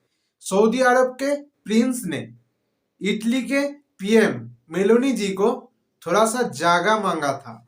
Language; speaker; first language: Hindi; non-native, local second language; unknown